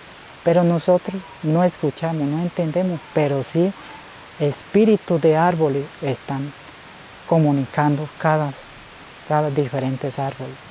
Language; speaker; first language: Spanish; non-native, local second language; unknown